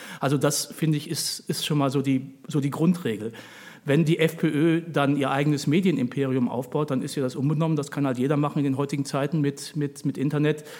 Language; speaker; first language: German; native; German